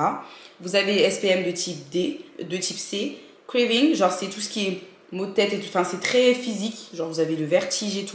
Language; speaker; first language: French; native; French